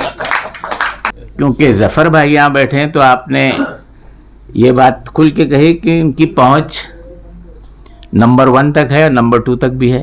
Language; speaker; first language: Hindi; native; Hindi